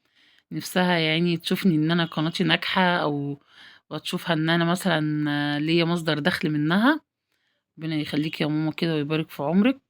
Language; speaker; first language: Arabic; native; Arabic